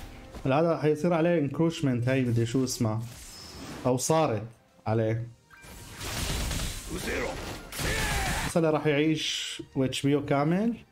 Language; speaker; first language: Arabic; native; Arabic